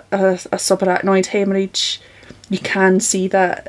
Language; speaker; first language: English; native; English